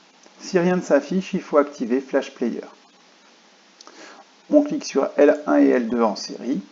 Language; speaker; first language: French; native; French